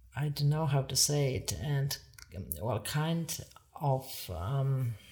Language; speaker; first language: English; non-native, fluent; Polish